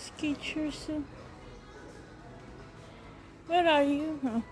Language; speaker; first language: English; non-native, learner; Filipino